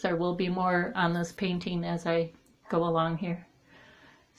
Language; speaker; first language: English; native; English